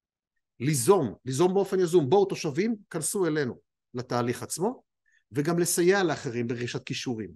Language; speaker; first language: Hebrew; native; Hebrew